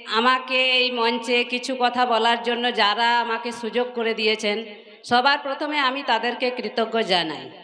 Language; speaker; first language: Bangla; non-native, local second language; Santali